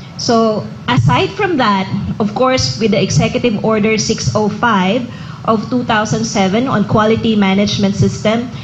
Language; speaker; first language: English; non-native, local second language; Filipino